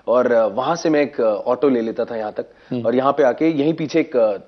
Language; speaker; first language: Hindi; native; Hindi